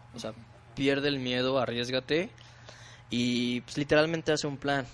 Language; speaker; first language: Spanish; native; Spanish